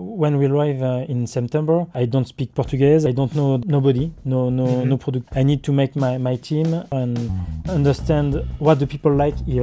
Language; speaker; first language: English; non-native, learner; French